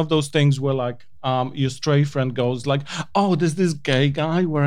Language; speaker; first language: English; non-native, fluent; Polish